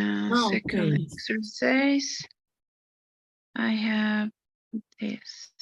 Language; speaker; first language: English; non-native, learner; Spanish